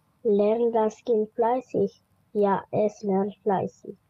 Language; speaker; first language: German; non-native, learner; Romanian